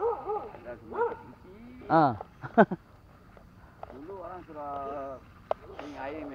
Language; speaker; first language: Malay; non-native, local second language; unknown